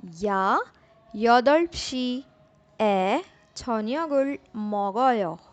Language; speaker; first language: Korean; non-native, learner; Urdu